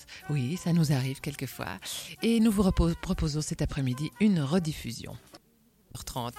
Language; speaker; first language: French; native; French